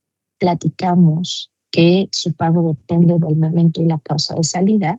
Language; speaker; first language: Spanish; native; Spanish